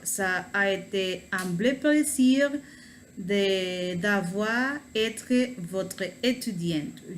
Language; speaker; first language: French; non-native, learner; Spanish